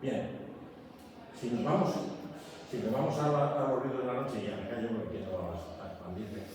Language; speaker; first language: Spanish; native; Spanish